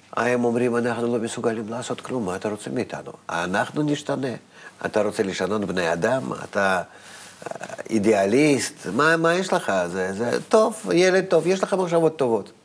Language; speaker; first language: Hebrew; non-native, fluent; Russian